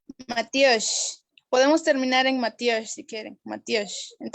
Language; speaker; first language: Spanish; non-native, local second language; Kaqchikel